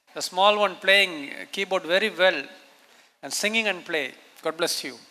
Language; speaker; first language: English; non-native, local second language; Tamil